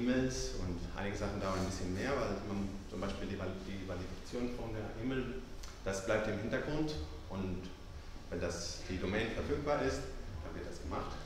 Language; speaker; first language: German; non-native, fluent; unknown